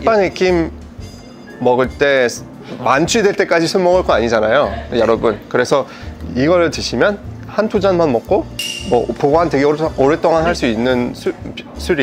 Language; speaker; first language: Korean; non-native, fluent; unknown